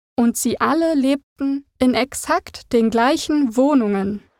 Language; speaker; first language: German; native; German